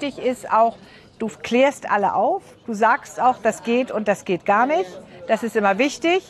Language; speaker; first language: German; native; German